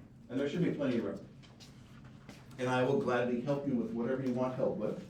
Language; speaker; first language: English; native; English